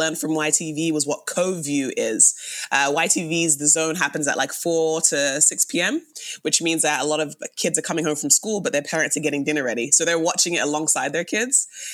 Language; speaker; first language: English; native; English